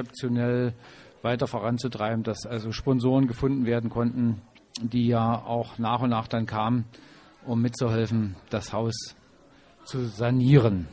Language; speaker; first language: German; native; German